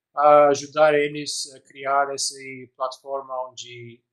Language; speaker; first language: Portuguese; non-native, fluent; Albanian